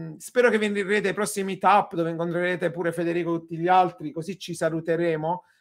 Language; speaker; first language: Italian; native; Italian